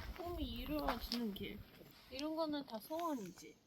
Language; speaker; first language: Korean; non-native, fluent; English